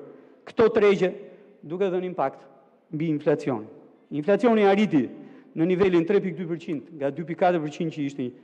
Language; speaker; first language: Albanian; native; Albanian